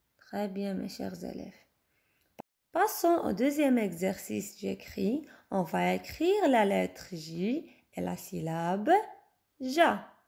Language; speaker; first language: French; non-native, local second language; Arabic